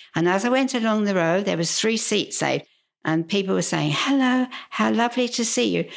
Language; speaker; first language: English; native; English